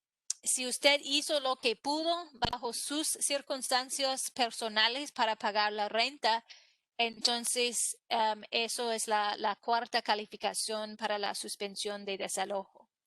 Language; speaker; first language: Spanish; non-native, fluent; English